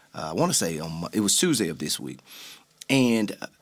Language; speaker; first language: English; native; English